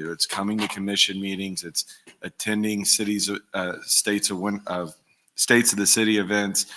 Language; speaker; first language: English; native; English